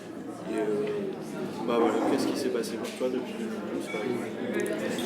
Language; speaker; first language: French; native; French